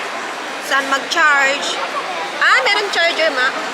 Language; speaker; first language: Filipino; native; Filipino